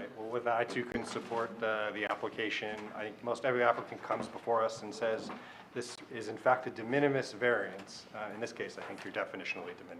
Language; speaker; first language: English; native; English